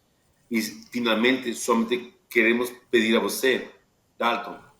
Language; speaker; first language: Portuguese; non-native, fluent; Spanish